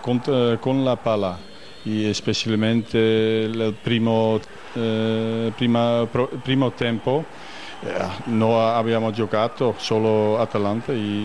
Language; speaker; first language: Italian; non-native, learner; Dutch